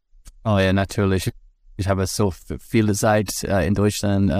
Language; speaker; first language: German; non-native, learner; English